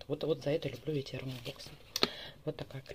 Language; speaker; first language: Russian; native; Russian